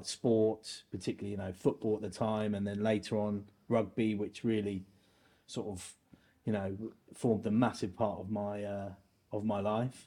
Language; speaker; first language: English; native; English